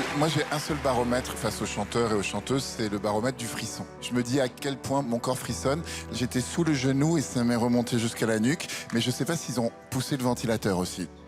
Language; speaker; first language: French; native; French